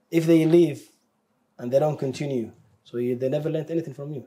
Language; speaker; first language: English; non-native, fluent; Somali